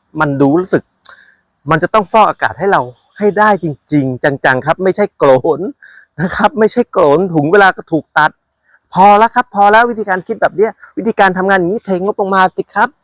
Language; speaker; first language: Thai; native; Thai